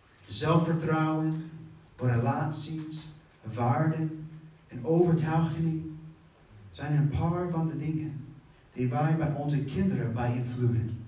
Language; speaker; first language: Dutch; non-native, fluent; English